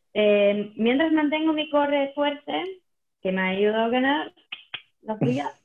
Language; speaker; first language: Spanish; non-native, fluent; Latvian